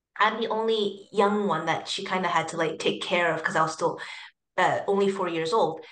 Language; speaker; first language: English; early bilingual, other home language; Cantonese